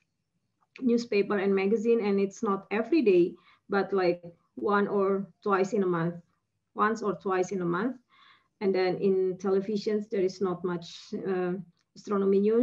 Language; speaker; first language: English; non-native, fluent; Indonesian